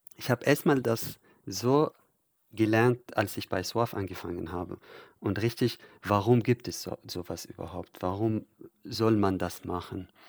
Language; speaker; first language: German; non-native, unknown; Arabic